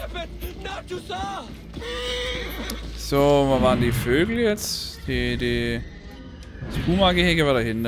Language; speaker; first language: German; native; German